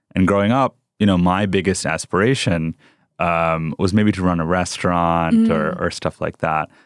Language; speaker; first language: English; early bilingual, other home language; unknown